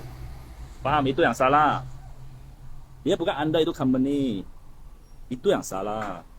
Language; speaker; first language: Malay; non-native, local second language; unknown